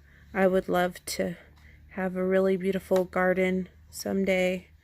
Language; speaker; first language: English; native; English